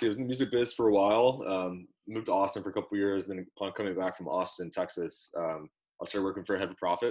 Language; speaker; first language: English; native; English